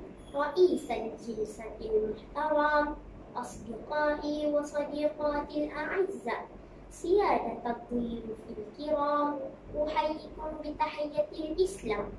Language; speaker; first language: Arabic; non-native, learner; Malay